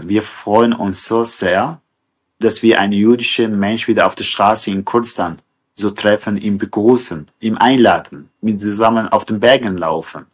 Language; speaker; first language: German; non-native, learner; Kurdish